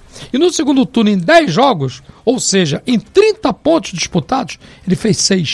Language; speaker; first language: Portuguese; native; Portuguese